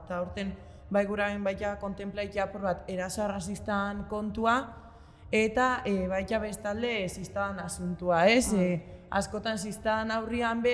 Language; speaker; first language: Basque; native; Basque